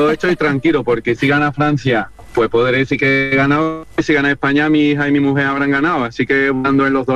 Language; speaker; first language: Spanish; non-native, fluent; French